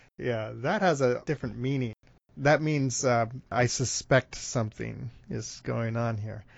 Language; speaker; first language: English; native; English